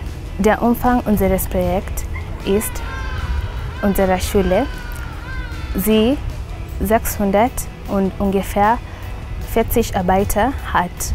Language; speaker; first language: German; non-native, learner; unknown